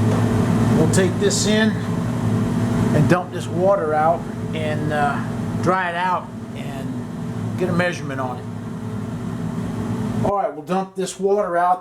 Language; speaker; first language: English; native; English